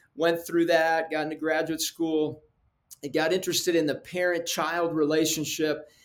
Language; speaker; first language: English; early bilingual, other home language; Spanish